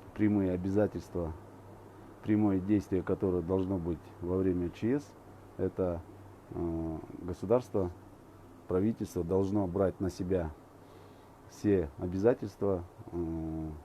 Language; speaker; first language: Russian; non-native, local second language; Kazakh